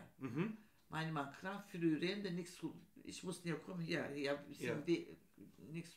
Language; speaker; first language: German; non-native, learner; Turkish